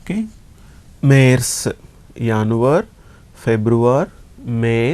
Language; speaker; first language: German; non-native, learner; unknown